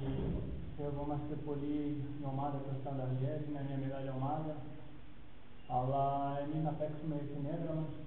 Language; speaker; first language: Greek; non-native, fluent; Portuguese